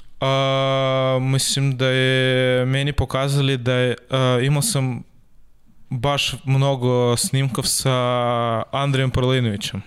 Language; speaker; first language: Serbian; non-native, learner; Russian